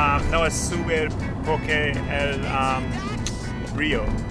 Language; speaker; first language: Spanish; non-native, learner; English